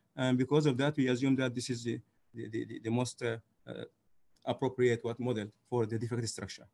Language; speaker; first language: English; non-native, fluent; Arabic